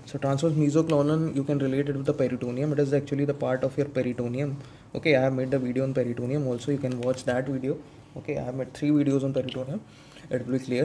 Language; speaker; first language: English; non-native, local second language; Hindi